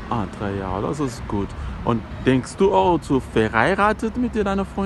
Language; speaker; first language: German; non-native, learner; Lingala